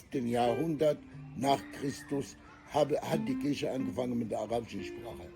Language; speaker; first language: German; non-native, fluent; Arabic